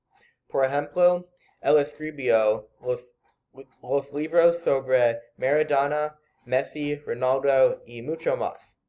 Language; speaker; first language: Spanish; non-native, learner; English